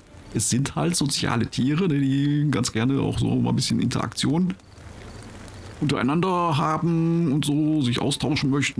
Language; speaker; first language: German; native; German